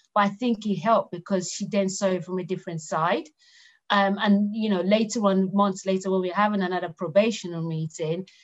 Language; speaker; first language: English; non-native, local second language; Yoruba